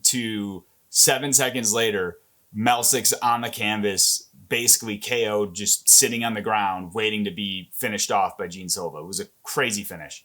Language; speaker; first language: English; native; English